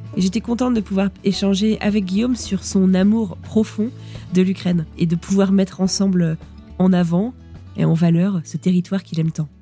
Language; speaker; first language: French; native; French